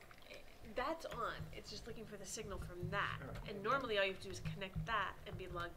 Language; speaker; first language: English; native; English